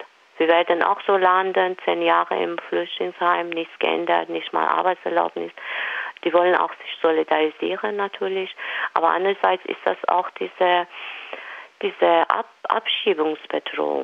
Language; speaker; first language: German; non-native, fluent; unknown